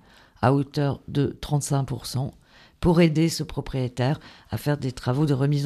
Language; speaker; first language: French; native; French